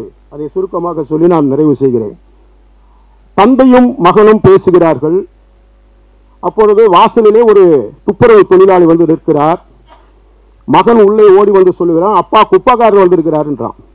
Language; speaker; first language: Tamil; native; Tamil